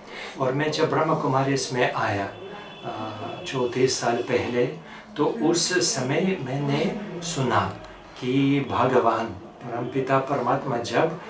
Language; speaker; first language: Hindi; non-native, fluent; Russian